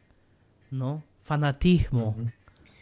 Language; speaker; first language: Spanish; non-native, learner; German